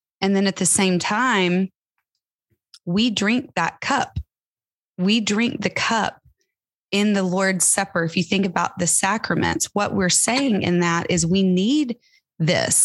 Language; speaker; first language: English; native; English